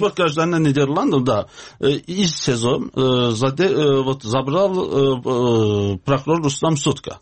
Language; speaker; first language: Russian; non-native, learner; Azerbaijani